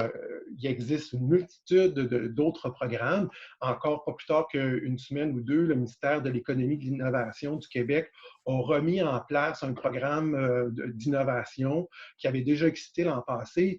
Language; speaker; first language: French; native; French